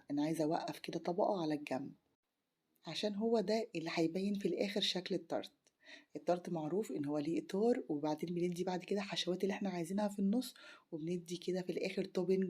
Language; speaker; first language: Arabic; native; Arabic